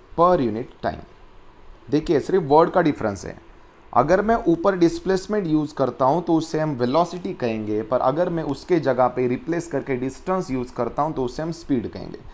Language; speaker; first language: Hindi; non-native, local second language; Marathi